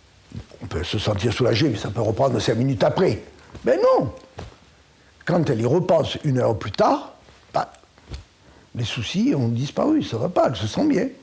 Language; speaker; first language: French; native; French